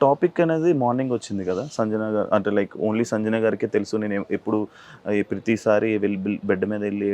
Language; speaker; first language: Telugu; native; Telugu